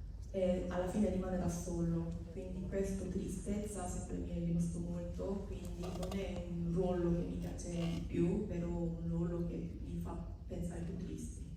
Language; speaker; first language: Italian; non-native, fluent; Korean